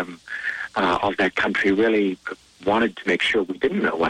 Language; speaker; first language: English; native; English